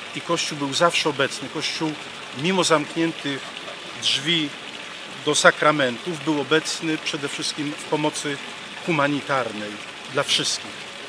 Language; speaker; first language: Polish; native; Polish